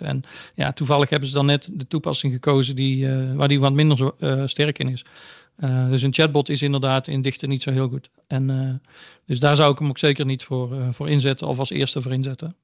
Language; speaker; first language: Dutch; native; Dutch